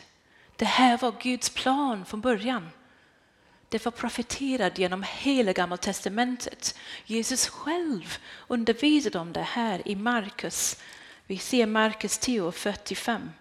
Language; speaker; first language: Swedish; non-native, fluent; English